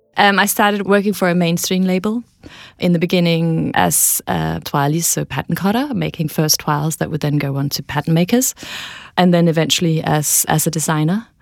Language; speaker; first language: English; non-native, fluent; Danish